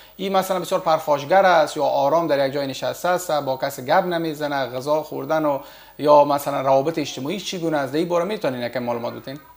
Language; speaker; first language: Persian; native; Persian